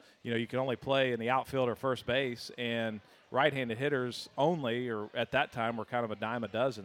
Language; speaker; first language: English; native; English